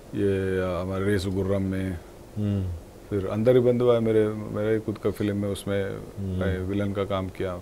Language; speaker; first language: Hindi; non-native, local second language; Telugu